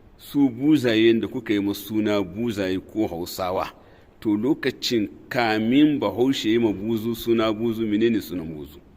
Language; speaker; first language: Hausa; non-native, local second language; Tamasheq